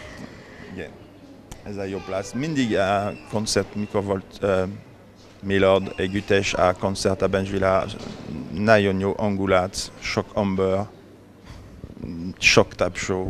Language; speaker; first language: Hungarian; non-native, learner; French